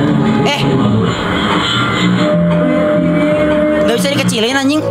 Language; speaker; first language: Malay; non-native, local second language; Sundanese